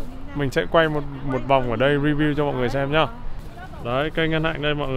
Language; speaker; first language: Vietnamese; native; Vietnamese